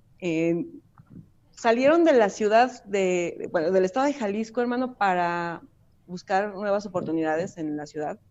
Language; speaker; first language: Spanish; native; Spanish